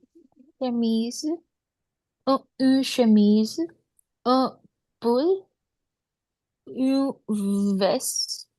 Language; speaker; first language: French; non-native, learner; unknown